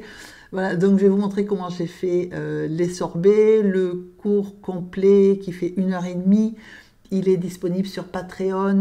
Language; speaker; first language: French; native; French